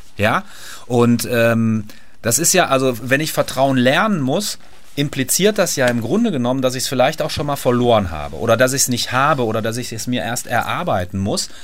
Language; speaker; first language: German; native; German